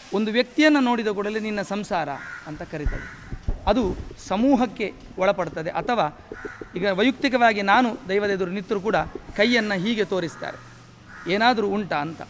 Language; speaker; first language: Kannada; non-native, local second language; Tulu